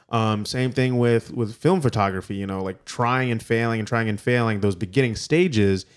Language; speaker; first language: English; native; English